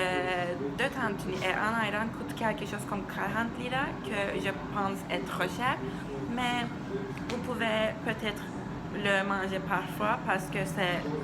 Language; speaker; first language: French; non-native, learner; Turkish